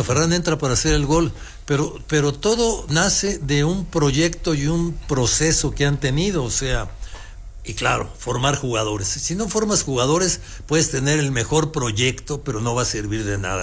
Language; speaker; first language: Spanish; native; Spanish